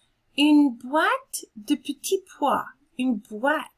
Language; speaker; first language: French; non-native, fluent; English